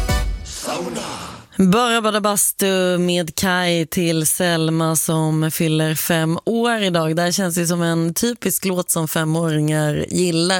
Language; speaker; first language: Swedish; native; Swedish